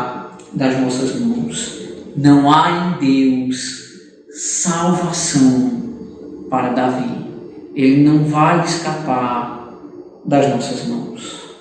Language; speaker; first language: Portuguese; native; Portuguese